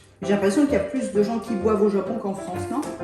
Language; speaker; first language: French; native; French